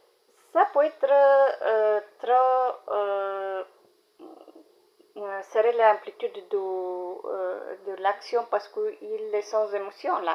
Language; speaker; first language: French; non-native, learner; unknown